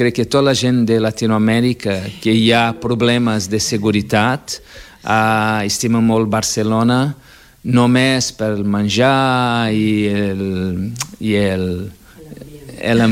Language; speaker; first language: Catalan; non-native, fluent; Portuguese